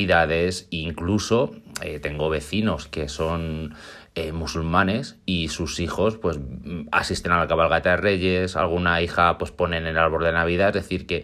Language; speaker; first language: Spanish; native; Spanish